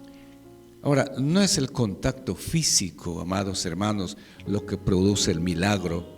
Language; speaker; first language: Spanish; native; Spanish